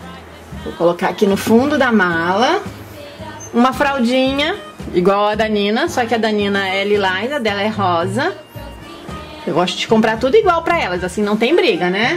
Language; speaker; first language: Portuguese; native; Portuguese